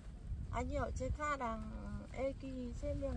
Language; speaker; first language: Korean; non-native, learner; Vietnamese